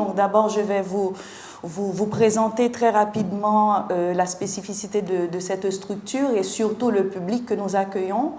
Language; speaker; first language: French; non-native, local second language; Haitian Creole